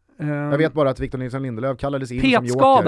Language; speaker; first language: Swedish; native; Swedish